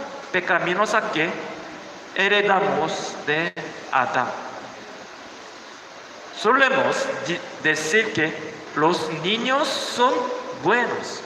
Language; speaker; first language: Spanish; non-native, learner; Korean